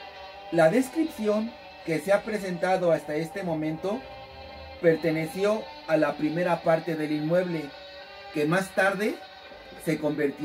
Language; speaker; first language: Spanish; native; Spanish